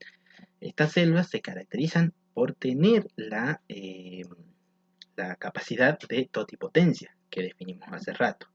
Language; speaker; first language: Spanish; native; Spanish